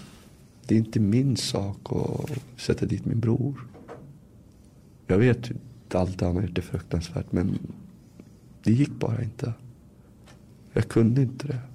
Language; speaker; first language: Swedish; early bilingual, other home language; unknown